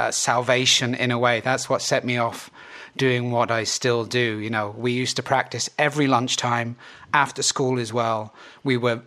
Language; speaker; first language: English; native; English